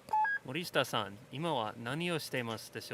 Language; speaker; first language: Japanese; non-native, fluent; English